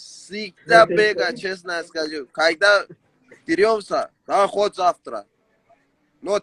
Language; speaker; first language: Russian; non-native, learner; Persian